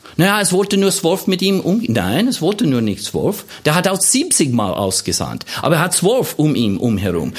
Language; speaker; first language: German; non-native, fluent; English